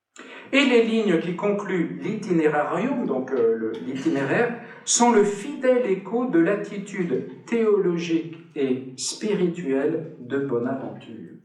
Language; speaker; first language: French; native; French